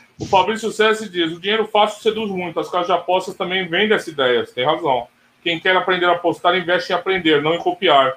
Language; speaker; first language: Portuguese; native; Portuguese